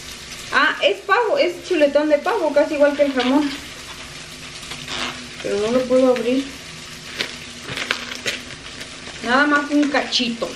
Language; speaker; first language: Spanish; native; Spanish